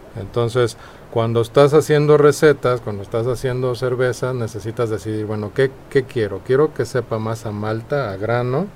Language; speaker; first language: Spanish; native; Spanish